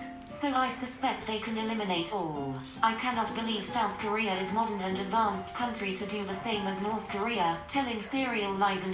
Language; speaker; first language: English; non-native, fluent; Japanese